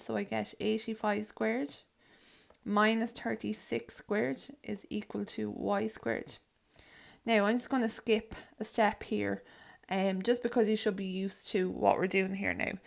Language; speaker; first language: English; native; English